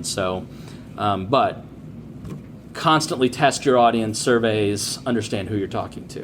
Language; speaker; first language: English; native; English